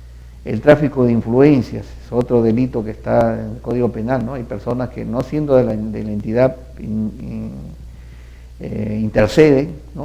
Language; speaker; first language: Spanish; native; Spanish